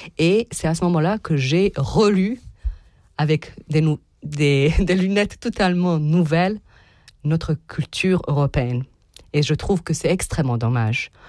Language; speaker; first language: French; non-native, fluent; Serbian